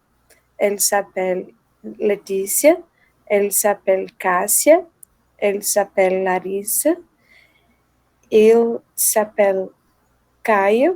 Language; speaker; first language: French; non-native, learner; Portuguese